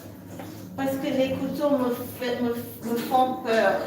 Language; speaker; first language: French; non-native, learner; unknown